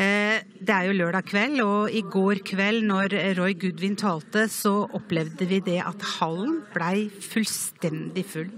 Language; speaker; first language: Norwegian; native; Norwegian